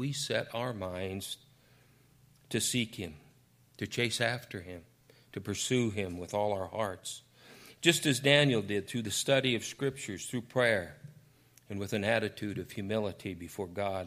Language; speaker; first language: English; native; English